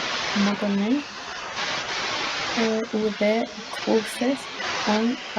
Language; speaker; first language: French; non-native, learner; Spanish